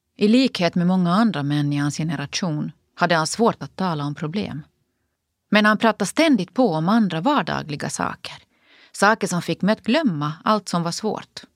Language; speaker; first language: Swedish; native; Swedish